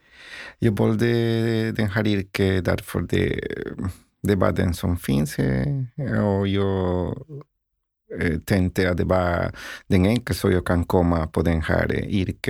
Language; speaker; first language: Swedish; non-native, learner; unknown